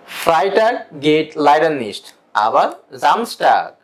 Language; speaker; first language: German; non-native, fluent; Bangla